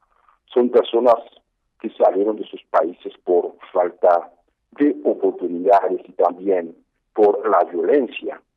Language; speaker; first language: Spanish; non-native, fluent; Haitian Creole